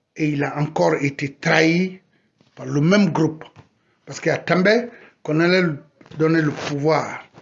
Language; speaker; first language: French; non-native, local second language; Susu